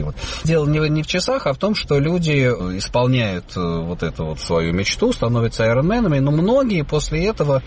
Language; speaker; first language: Russian; native; Russian